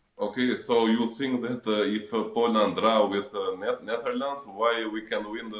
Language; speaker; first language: English; non-native, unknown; Albanian